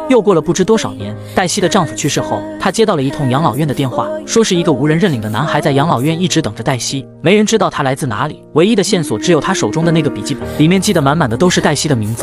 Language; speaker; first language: Chinese; native; Chinese